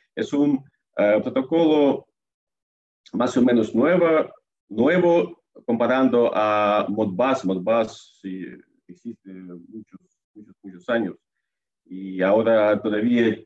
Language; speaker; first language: Spanish; non-native, learner; Russian